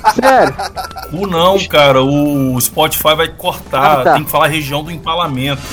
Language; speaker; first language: Portuguese; native; Portuguese